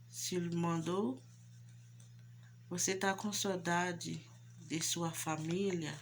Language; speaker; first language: Portuguese; non-native, learner; Haitian Creole